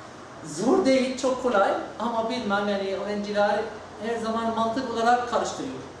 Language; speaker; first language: Turkish; non-native, learner; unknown